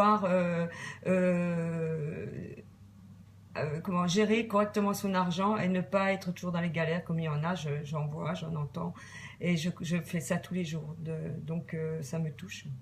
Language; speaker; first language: French; native; French